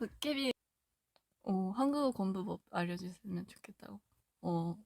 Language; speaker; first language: Korean; non-native, fluent; Japanese